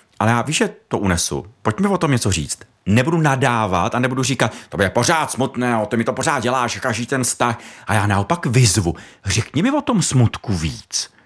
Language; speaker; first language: Czech; native; Czech